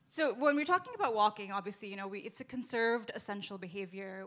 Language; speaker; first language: English; non-native, local second language; Urdu